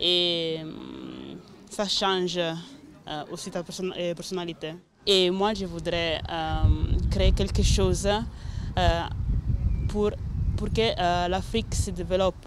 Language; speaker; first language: French; non-native, fluent; Italian